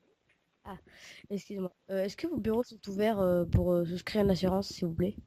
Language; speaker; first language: French; native; French